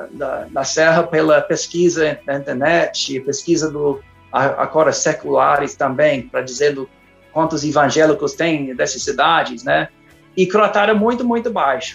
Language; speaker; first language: Portuguese; non-native, fluent; English